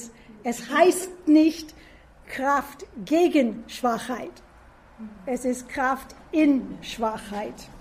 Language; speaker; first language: German; non-native, fluent; English